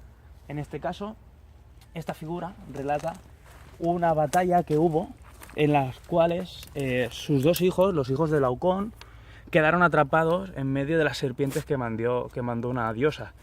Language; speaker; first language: Spanish; native; Spanish